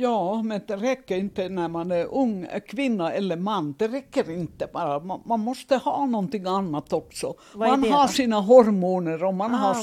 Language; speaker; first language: Swedish; non-native, learner; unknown